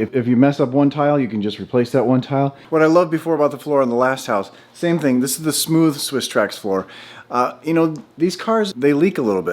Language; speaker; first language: English; native; English